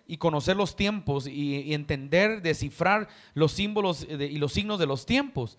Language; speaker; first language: Spanish; native; Spanish